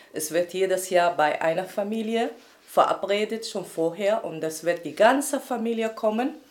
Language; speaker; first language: German; non-native, fluent; Arabic